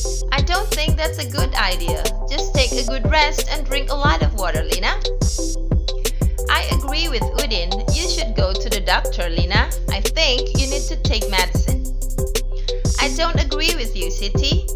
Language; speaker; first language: English; non-native, fluent; Indonesian